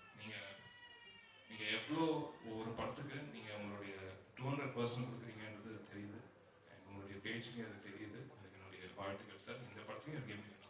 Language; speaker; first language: Tamil; native; Tamil